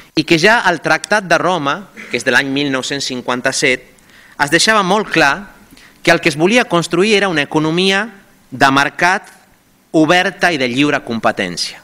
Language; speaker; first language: Catalan; non-native, fluent; Spanish